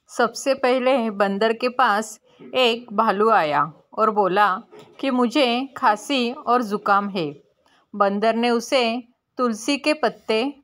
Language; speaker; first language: Hindi; non-native, local second language; Marathi